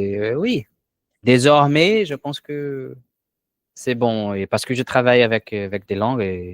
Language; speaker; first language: French; non-native, learner; Portuguese